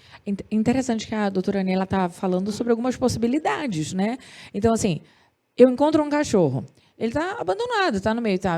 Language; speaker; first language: Portuguese; native; Portuguese